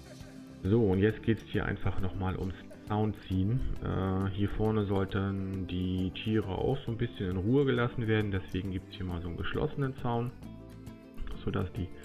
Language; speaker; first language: German; native; German